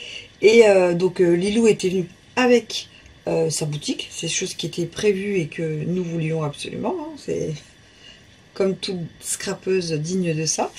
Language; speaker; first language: French; native; French